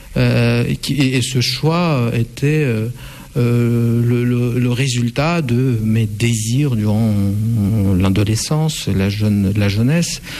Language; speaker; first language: French; non-native, fluent; Russian